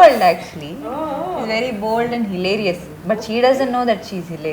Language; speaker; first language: Telugu; non-native, learner; Tamil